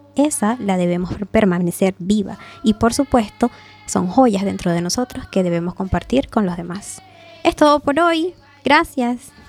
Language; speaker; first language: Spanish; non-native, local second language; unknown